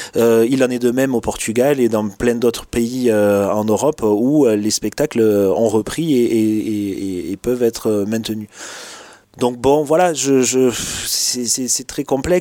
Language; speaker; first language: French; native; French